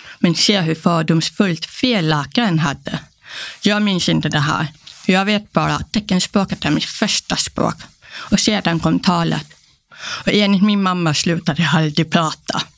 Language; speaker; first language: Swedish; non-native, local second language; Polish